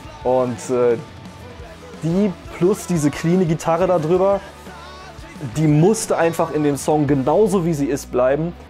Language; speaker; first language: German; native; German